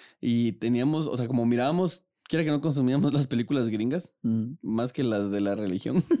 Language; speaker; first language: Spanish; native; Spanish